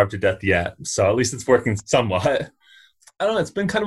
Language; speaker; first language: English; native; English